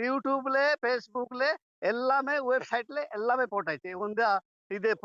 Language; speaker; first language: Tamil; non-native, learner; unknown